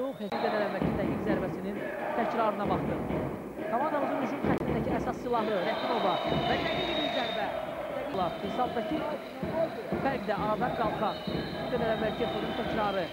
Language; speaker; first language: Azerbaijani; native; Azerbaijani